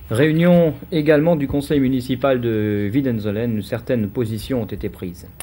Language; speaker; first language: French; native; French